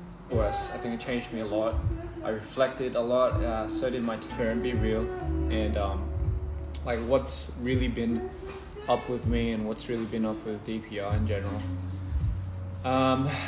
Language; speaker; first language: English; early bilingual, other home language; Korean